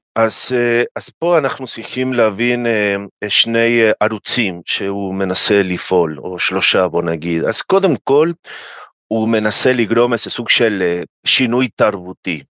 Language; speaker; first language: Hebrew; non-native, fluent; Spanish